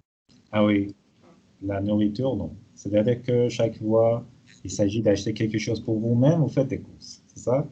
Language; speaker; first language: French; non-native, fluent; Persian